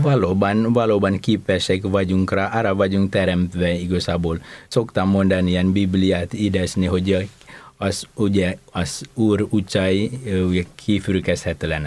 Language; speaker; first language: Hungarian; non-native, fluent; Indonesian